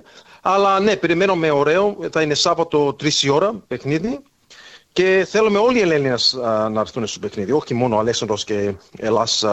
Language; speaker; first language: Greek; early bilingual, heritage; English